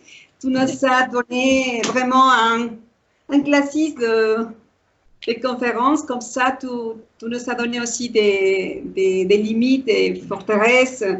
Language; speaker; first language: French; non-native, fluent; Spanish